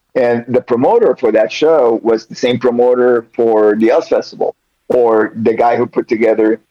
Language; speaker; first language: English; early bilingual, other home language; Spanish